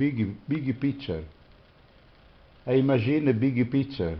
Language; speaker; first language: English; non-native, learner; French